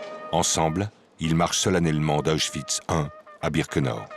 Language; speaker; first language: French; native; French